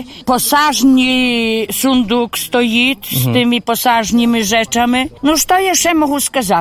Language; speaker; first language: Polish; non-native, local second language; Ukrainian